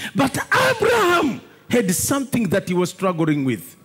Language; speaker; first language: English; non-native, local second language; Swahili